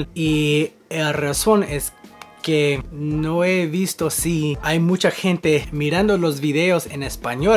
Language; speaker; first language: Spanish; non-native, learner; English